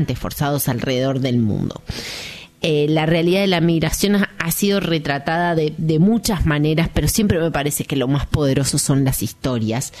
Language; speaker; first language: Spanish; native; Spanish